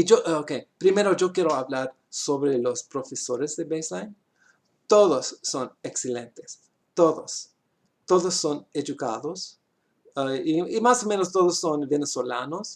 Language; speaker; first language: Spanish; non-native, learner; English